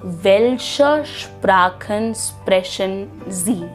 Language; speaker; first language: German; non-native, fluent; Hindi